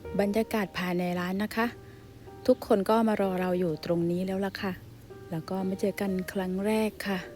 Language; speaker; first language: Thai; native; Thai